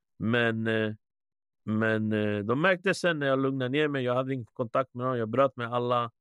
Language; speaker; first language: Swedish; early bilingual, other home language; Spanish